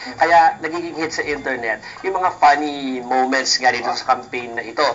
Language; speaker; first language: Filipino; native; Filipino